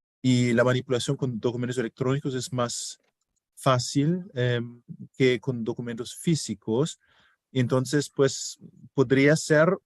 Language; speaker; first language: Spanish; non-native, fluent; German